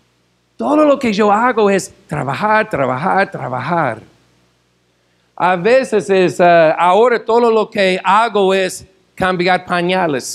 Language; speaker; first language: Spanish; non-native, fluent; English